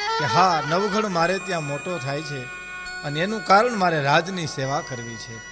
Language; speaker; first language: Gujarati; native; Gujarati